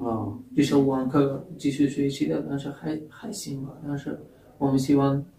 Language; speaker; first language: Chinese; non-native, fluent; Pashto